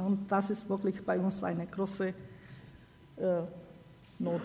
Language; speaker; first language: German; non-native, learner; Romanian